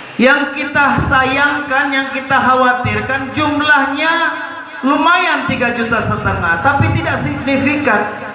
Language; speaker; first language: Indonesian; non-native, local second language; Malay